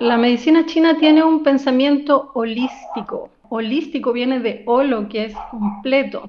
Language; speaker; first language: Spanish; native; Spanish